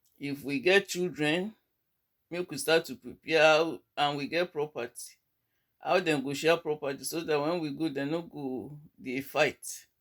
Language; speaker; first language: Nigerian Pidgin; non-native, local second language; Yoruba